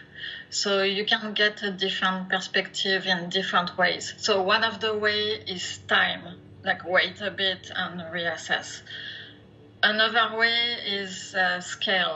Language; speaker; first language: English; non-native, fluent; French